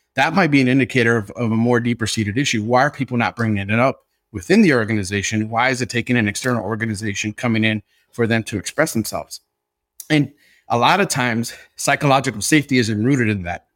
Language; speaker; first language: English; early bilingual, other home language; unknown